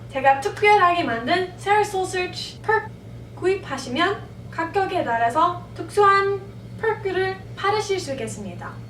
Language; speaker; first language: Korean; non-native, fluent; English